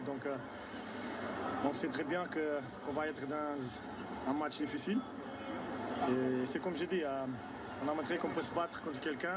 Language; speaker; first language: French; non-native, fluent; Portuguese